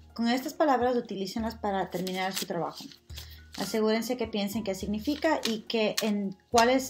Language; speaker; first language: Spanish; early bilingual, heritage; Spanish